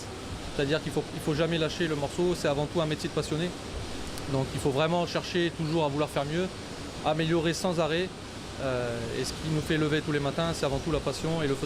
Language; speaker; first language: French; native; French